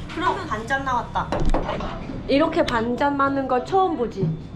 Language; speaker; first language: Korean; non-native, fluent; Vietnamese